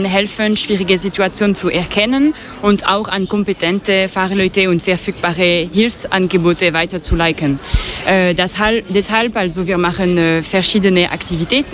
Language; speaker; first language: German; non-native, local second language; French